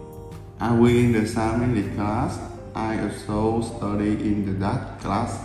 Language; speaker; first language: English; non-native, learner; Vietnamese